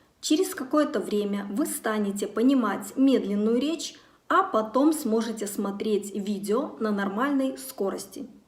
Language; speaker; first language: Russian; native; Russian